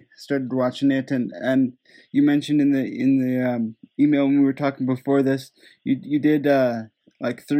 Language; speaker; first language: English; non-native, fluent; Dutch